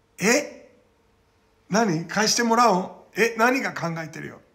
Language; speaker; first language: Japanese; non-native, learner; Portuguese